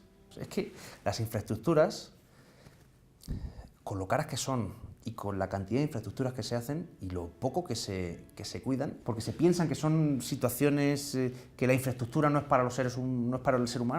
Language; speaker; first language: Spanish; native; Spanish